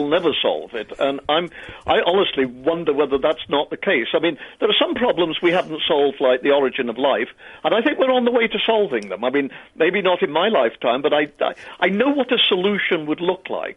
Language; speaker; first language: English; native; English